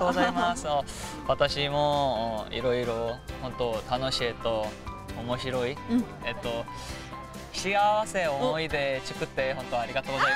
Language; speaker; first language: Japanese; non-native, learner; Korean